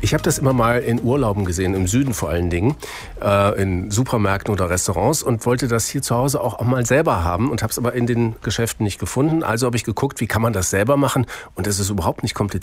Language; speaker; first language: German; native; German